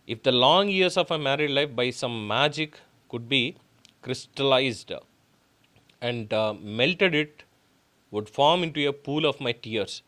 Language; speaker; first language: English; non-native, local second language; Telugu